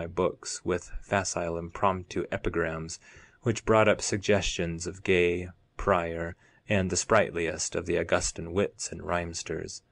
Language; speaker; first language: English; native; English